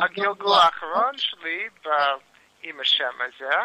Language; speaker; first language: Hebrew; non-native, learner; English